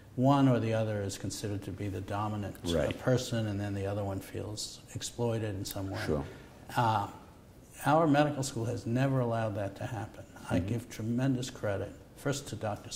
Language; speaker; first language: English; native; English